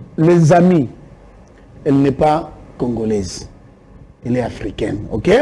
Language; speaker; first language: French; non-native, local second language; Lingala